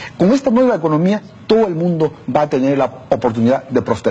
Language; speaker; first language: Spanish; non-native, local second language; Shipibo-Conibo